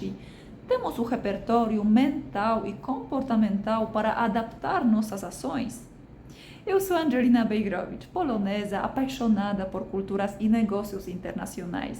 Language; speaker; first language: Portuguese; non-native, fluent; Polish